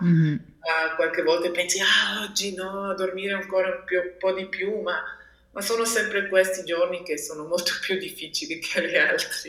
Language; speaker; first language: Italian; non-native, local second language; German